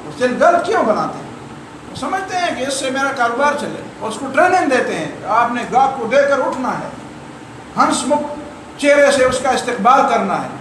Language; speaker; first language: Urdu; non-native, local second language; Pashto